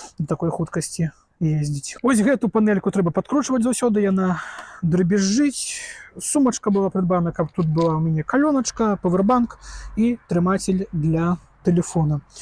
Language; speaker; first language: Belarusian; non-native, local second language; Russian